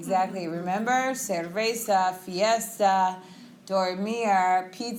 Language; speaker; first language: Spanish; non-native, fluent; English